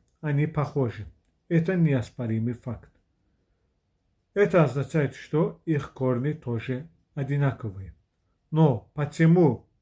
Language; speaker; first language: Russian; non-native, fluent; Azerbaijani